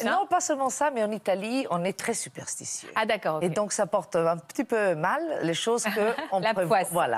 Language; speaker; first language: French; non-native, fluent; Italian